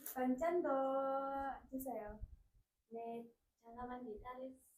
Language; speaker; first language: Korean; non-native, learner; Indonesian